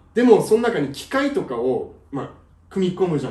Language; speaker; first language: Japanese; early bilingual, heritage; Japanese